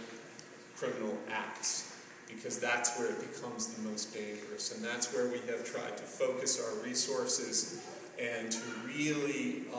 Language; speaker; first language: English; native; English